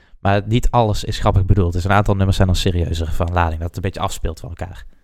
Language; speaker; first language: Dutch; native; Dutch